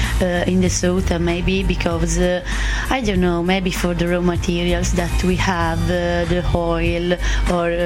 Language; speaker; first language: English; non-native, learner; Italian